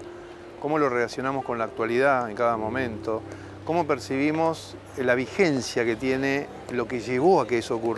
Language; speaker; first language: Spanish; native; Spanish